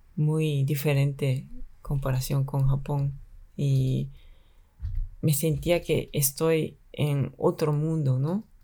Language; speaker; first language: Spanish; non-native, fluent; Japanese